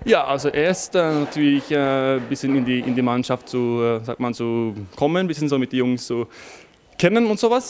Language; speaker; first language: German; non-native, fluent; Norwegian